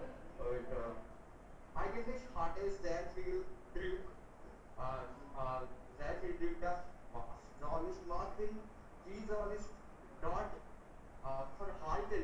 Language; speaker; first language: German; non-native, learner; Hindi